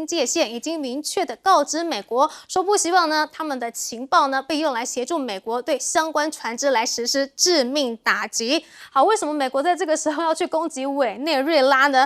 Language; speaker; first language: Chinese; native; Chinese